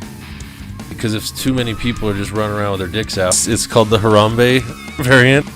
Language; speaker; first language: English; native; English